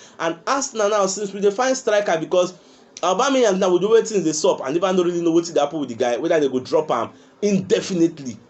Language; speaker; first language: Nigerian Pidgin; non-native, local second language; Yoruba